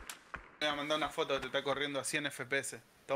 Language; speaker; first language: Spanish; native; Spanish